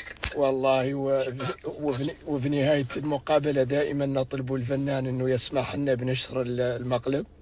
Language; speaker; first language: Arabic; native; Arabic